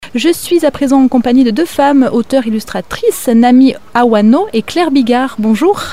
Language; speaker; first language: French; native; French